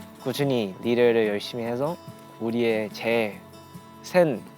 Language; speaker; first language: Korean; early bilingual, heritage; English